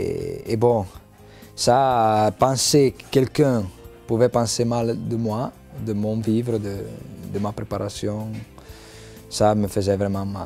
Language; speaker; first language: French; non-native, local second language; Italian